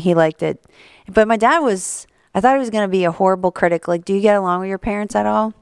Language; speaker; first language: English; native; English